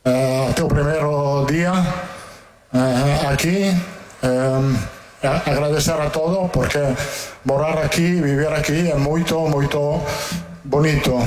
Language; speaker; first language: Portuguese; non-native, fluent; Italian